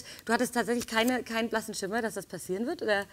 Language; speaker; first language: German; native; German